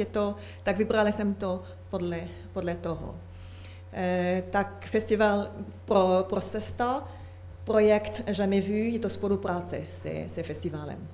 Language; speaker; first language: Czech; non-native, learner; French